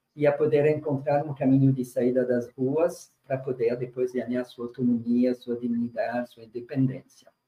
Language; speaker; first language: Portuguese; non-native, fluent; French